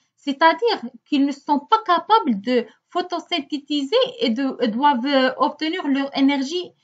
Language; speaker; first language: French; non-native, local second language; Arabic